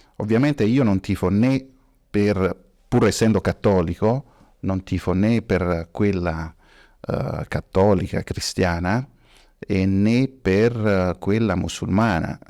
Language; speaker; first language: Italian; early bilingual, other home language; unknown